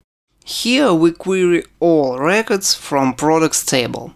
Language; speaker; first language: English; non-native, fluent; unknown